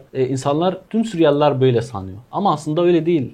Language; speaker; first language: Turkish; non-native, fluent; Arabic